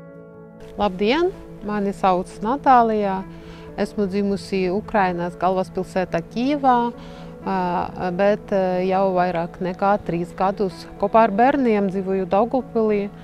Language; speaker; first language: Latvian; non-native, fluent; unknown